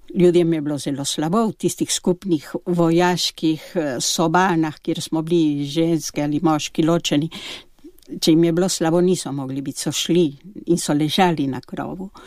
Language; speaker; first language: Slovenian; early bilingual, heritage; Slovenian